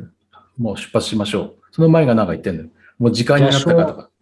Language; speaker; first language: Japanese; non-native, fluent; Tatar